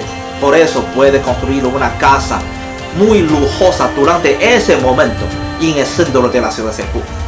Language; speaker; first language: Spanish; non-native, fluent; Chinese